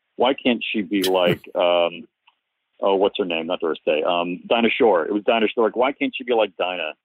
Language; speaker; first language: English; native; English